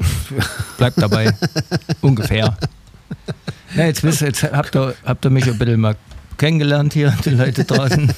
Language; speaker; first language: German; native; German